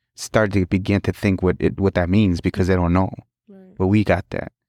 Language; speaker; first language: English; early bilingual, other home language; Spanish